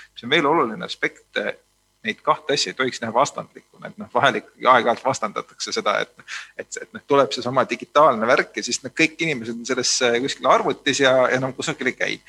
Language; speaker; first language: Estonian; native; Estonian